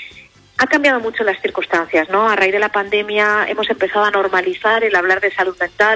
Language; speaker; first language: Spanish; native; Spanish